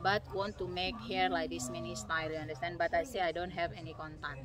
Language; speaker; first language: English; non-native, learner; Indonesian